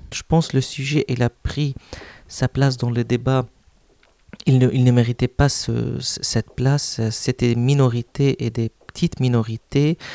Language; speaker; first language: French; non-native, local second language; Arabic